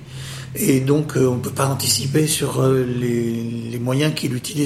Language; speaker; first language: French; native; French